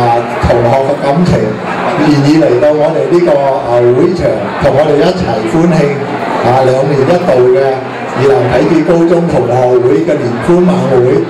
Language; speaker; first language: Chinese; early bilingual, heritage; Cantonese